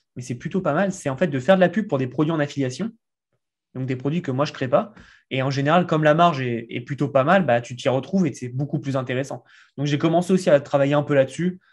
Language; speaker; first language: French; native; French